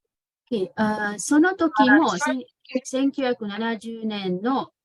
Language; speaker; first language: Japanese; non-native, fluent; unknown